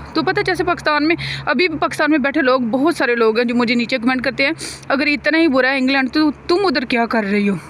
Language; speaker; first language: Urdu; non-native, local second language; Punjabi